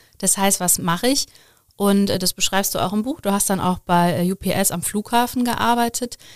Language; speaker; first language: German; native; German